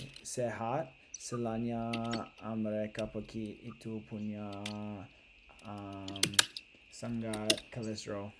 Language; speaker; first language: Indonesian; non-native, learner; English